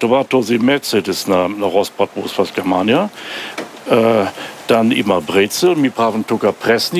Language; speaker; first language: Bulgarian; non-native, learner; German